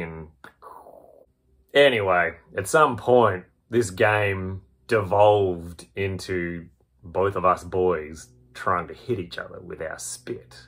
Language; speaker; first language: English; native; English